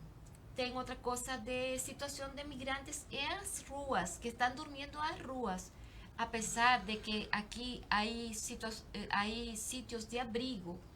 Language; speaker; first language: Portuguese; non-native, learner; Spanish